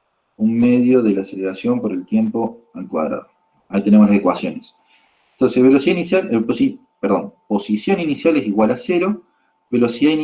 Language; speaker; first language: Spanish; native; Spanish